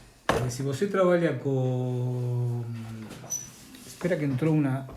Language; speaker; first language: Portuguese; non-native, learner; Spanish